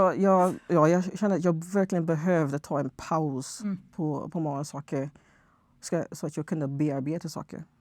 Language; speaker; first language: Swedish; non-native, fluent; English